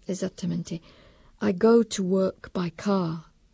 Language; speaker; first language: English; native; English